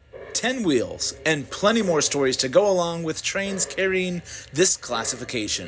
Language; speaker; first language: English; native; English